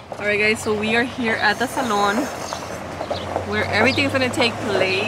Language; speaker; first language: English; early bilingual, other home language; Spanish